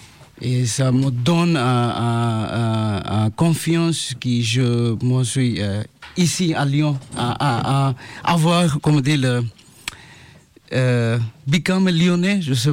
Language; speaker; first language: French; non-native, learner; Bangla